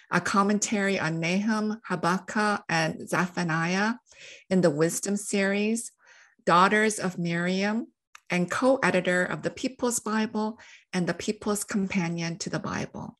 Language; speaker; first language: English; native; English